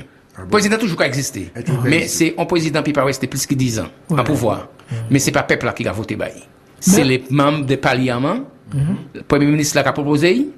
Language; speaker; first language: French; non-native, local second language; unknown